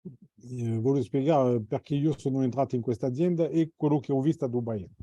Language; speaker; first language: Italian; non-native, fluent; French